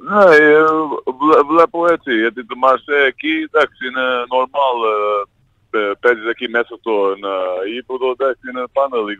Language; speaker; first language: Greek; non-native, learner; Portuguese